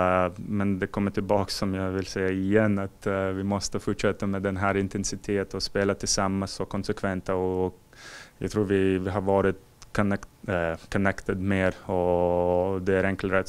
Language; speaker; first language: Swedish; non-native, fluent; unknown